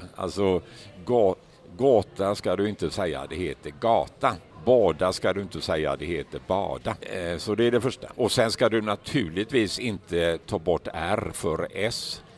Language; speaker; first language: Swedish; native; Swedish